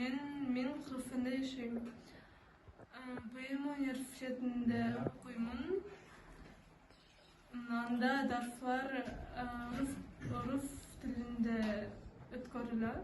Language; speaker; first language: Kyrgyz; non-native, local second language; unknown